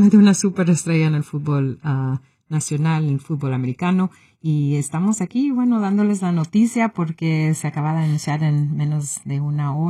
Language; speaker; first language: Spanish; early bilingual, heritage; Spanish